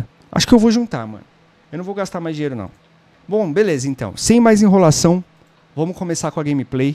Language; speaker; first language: Portuguese; native; Portuguese